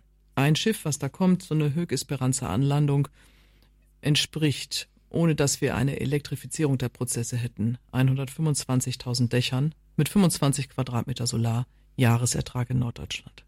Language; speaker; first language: German; native; German